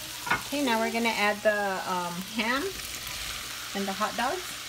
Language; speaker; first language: English; early bilingual, other home language; Spanish